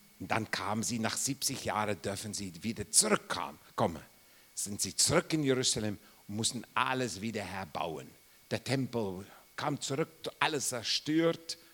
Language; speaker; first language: German; non-native, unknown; English